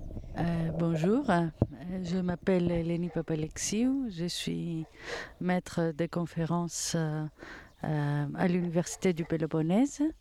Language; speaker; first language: French; non-native, fluent; Greek